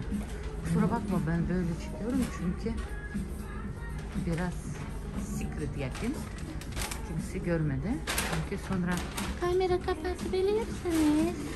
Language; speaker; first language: Turkish; non-native, learner; Russian